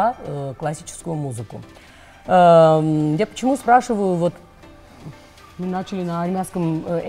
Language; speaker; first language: Russian; non-native, local second language; Armenian